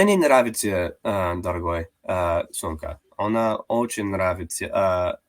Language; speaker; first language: Russian; non-native, learner; English